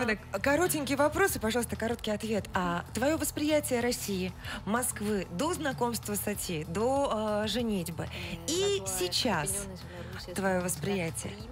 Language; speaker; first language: Russian; native; Russian